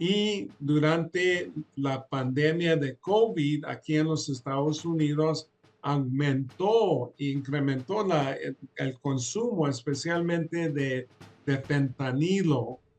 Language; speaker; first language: Spanish; early bilingual, other home language; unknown